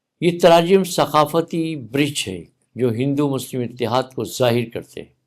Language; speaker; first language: Urdu; native; Urdu